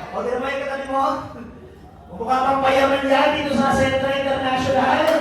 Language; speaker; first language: Filipino; non-native, local second language; Bikol